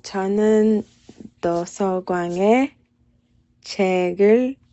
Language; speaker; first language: Korean; non-native, learner; English